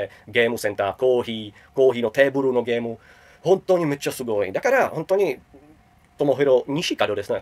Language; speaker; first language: Japanese; non-native, learner; Czech